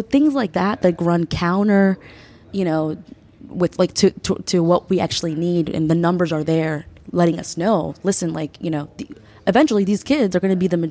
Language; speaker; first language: English; early bilingual, other home language; Spanish